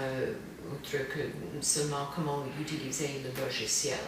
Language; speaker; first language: French; non-native, fluent; English